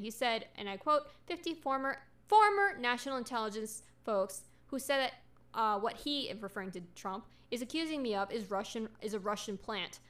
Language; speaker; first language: English; early bilingual, other home language; Spanish